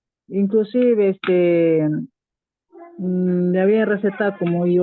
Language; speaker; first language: Spanish; native; Spanish